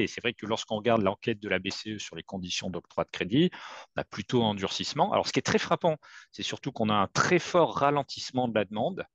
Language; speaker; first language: French; native; French